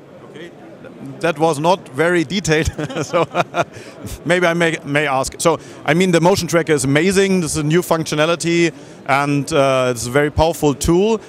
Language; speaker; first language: English; non-native, fluent; German